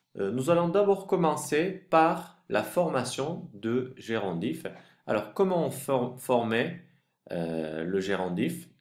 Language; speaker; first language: French; non-native, fluent; Turkish